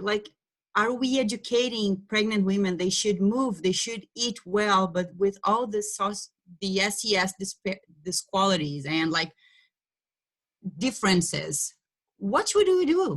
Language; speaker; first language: English; non-native, fluent; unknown